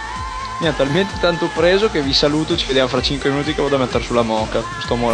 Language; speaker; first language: Italian; native; Italian